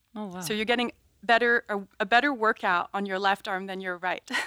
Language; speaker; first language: English; non-native, fluent; French